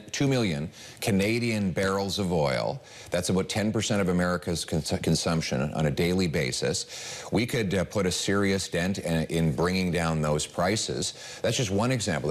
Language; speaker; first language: English; native; English